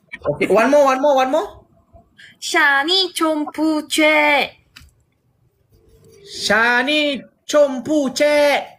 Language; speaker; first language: English; non-native, learner; Malay